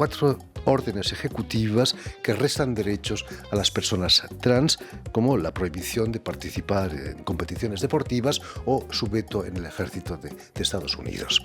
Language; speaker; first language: Spanish; native; Spanish